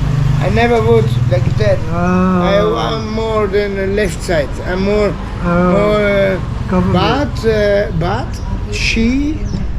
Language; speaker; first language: English; non-native, learner; Italian